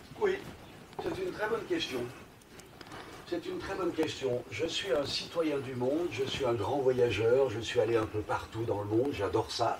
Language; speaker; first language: French; native; French